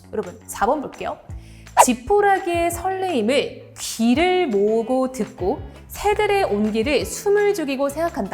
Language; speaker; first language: Korean; native; Korean